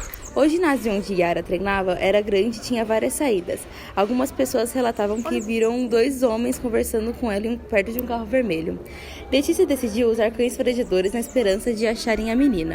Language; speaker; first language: Portuguese; native; Portuguese